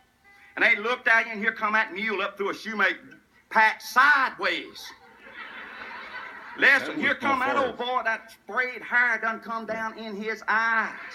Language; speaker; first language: English; native; English